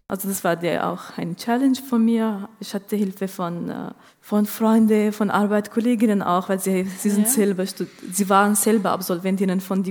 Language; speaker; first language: German; non-native, fluent; Arabic